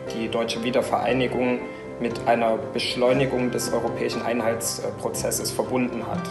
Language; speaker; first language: German; native; German